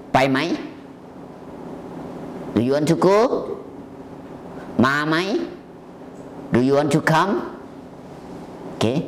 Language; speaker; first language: English; non-native, learner; Thai